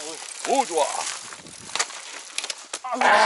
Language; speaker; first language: Korean; native; Korean